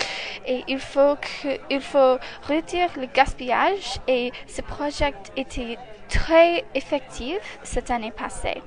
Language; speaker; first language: French; non-native, learner; English